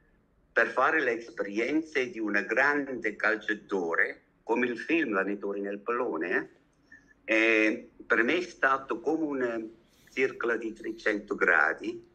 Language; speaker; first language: Italian; non-native, learner; German